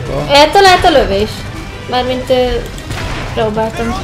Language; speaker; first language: Hungarian; native; Hungarian